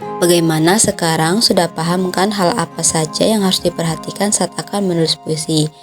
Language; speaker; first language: Indonesian; native; Indonesian